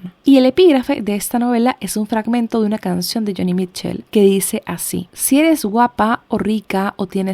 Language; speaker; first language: Spanish; native; Spanish